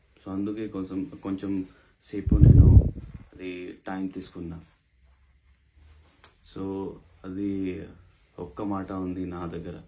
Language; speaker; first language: Telugu; non-native, local second language; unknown